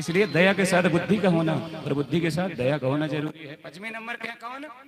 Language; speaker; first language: Hindi; native; Hindi